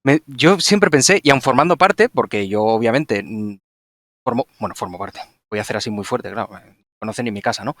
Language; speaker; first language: Spanish; native; Spanish